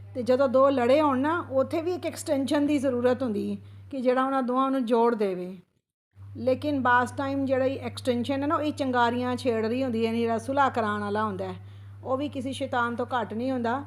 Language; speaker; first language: Urdu; non-native, local second language; Punjabi